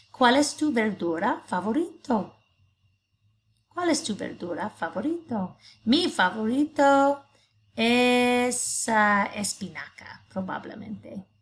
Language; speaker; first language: Spanish; non-native, fluent; English